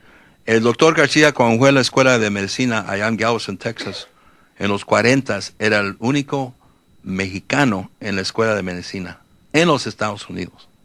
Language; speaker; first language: Spanish; early bilingual, heritage; Spanish